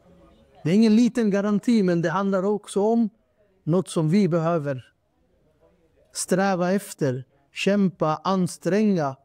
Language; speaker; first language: Swedish; non-native, fluent; Urdu